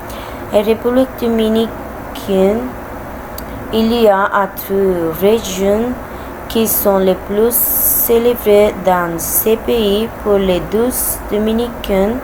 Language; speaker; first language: French; non-native, learner; Spanish